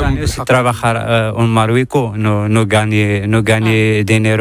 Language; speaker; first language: Spanish; non-native, learner; Arabic